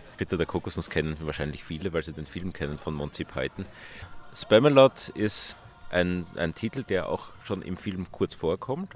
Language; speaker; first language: German; native; German